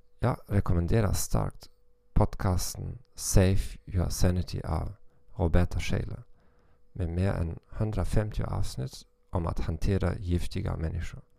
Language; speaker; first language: Swedish; non-native, fluent; German